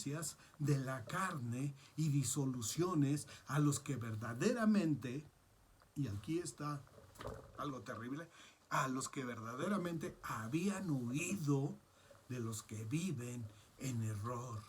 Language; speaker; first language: Spanish; native; Spanish